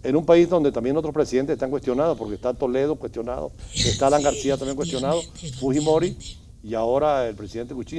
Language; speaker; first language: Spanish; native; Spanish